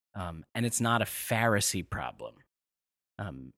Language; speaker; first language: English; native; English